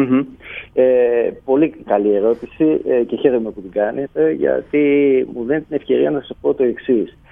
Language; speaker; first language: Greek; native; Greek